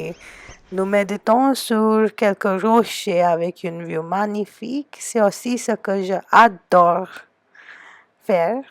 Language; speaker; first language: French; non-native, fluent; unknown